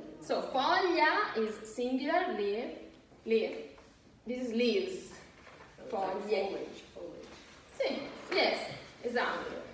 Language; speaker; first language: English; non-native, fluent; Italian